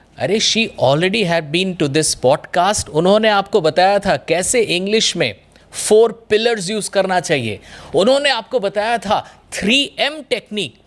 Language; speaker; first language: Hindi; non-native, local second language; Bangla